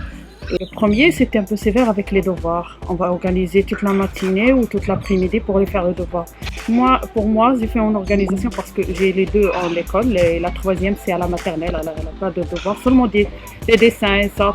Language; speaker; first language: French; non-native, learner; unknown